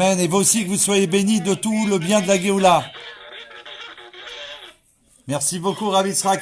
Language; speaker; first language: French; native; French